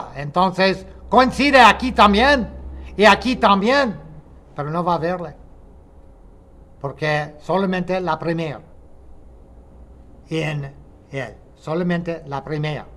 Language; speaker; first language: Spanish; non-native, fluent; English